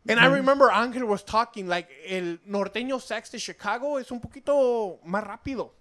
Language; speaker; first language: Spanish; early bilingual, heritage; Spanish